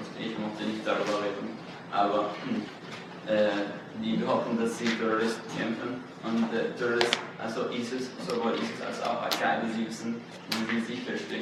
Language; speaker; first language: German; non-native, learner; Arabic